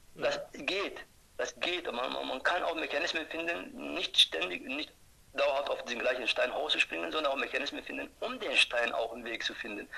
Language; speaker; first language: German; non-native, fluent; Turkish